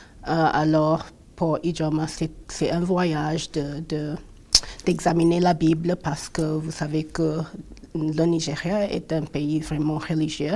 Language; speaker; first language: French; non-native, fluent; English